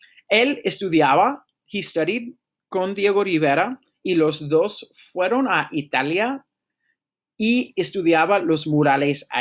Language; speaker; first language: Spanish; non-native, fluent; English